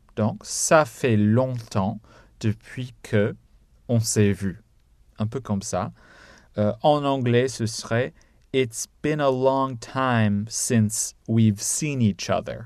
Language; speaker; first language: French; non-native, fluent; English